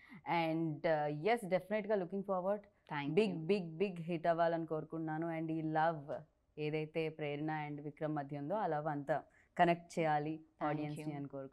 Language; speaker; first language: Telugu; native; Telugu